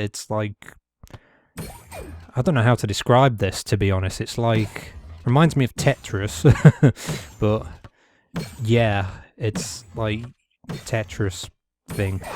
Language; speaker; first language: English; native; English